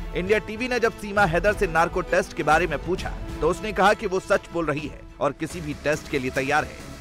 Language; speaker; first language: Hindi; native; Hindi